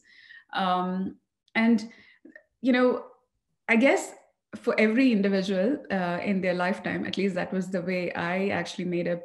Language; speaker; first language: English; non-native, local second language; Tamil